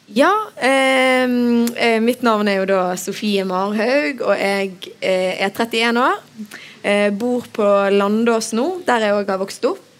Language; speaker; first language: Norwegian; native; Norwegian